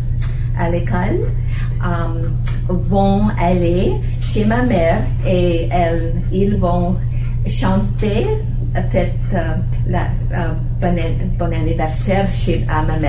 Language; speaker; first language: French; non-native, learner; English